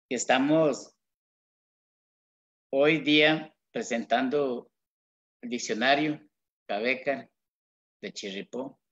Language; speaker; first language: Spanish; non-native, local second language; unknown